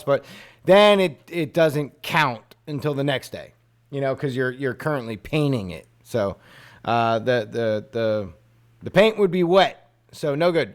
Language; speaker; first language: English; native; English